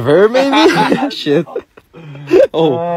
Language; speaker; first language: English; non-native, learner; Korean